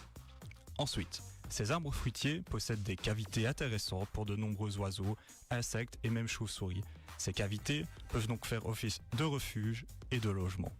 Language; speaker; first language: French; native; French